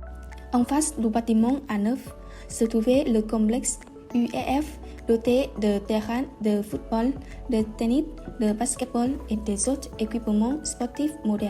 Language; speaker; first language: French; non-native, learner; Vietnamese